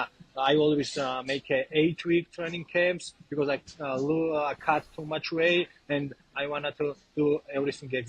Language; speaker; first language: English; non-native, learner; Georgian